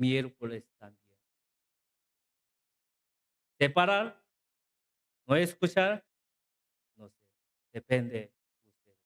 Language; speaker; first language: Spanish; non-native, learner; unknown